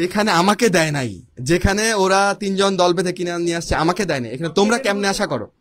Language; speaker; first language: Bangla; native; Bangla